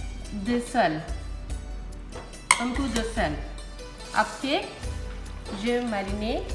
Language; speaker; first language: French; non-native, learner; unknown